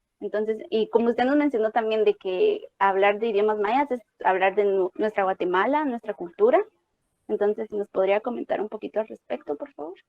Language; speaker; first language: Spanish; native; Spanish